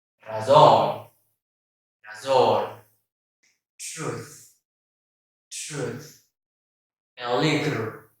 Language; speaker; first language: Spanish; non-native, learner; Indonesian